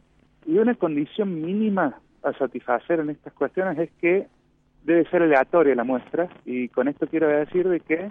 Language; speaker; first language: Spanish; native; Spanish